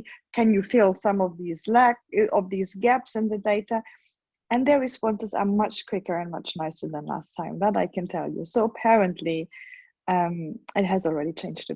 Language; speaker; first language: English; non-native, fluent; German